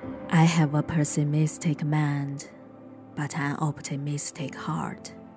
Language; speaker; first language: English; non-native, fluent; Chinese